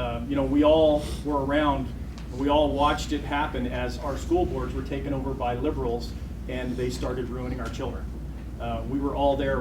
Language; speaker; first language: English; native; English